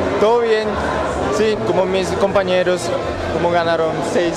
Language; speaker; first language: Spanish; non-native, learner; Japanese